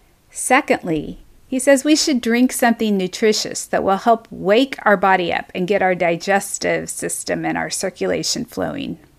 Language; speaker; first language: English; native; English